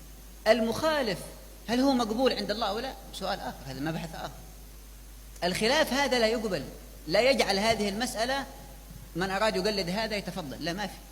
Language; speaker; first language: Arabic; native; Arabic